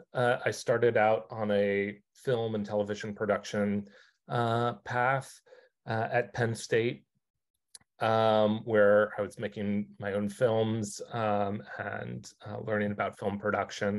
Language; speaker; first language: English; native; English